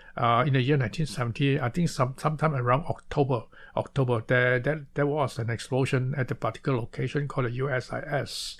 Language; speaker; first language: English; non-native, local second language; Cantonese